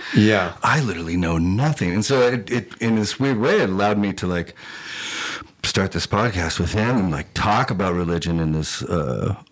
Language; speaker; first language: English; native; English